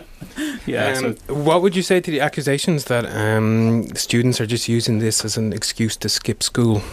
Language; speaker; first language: English; native; English